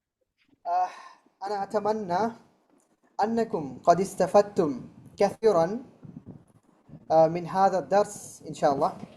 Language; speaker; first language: Arabic; non-native, fluent; Bangla